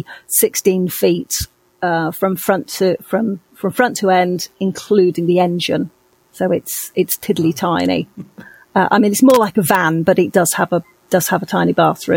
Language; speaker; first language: English; native; English